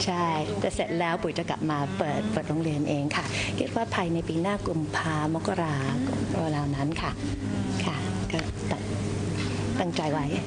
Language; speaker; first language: Thai; early bilingual, heritage; Thai